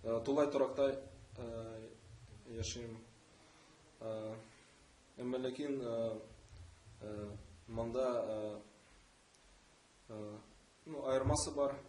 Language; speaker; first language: Tatar; non-native, local second language; Russian